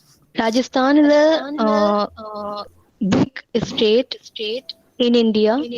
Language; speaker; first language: English; non-native, local second language; Hindi